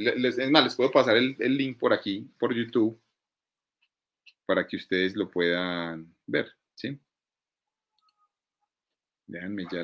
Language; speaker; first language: Spanish; native; Spanish